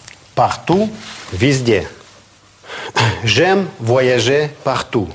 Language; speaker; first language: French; non-native, fluent; Russian